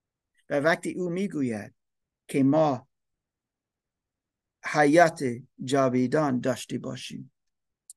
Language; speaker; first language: Persian; non-native, learner; English